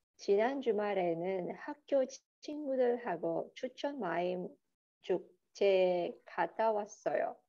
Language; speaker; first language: Korean; non-native, learner; Chinese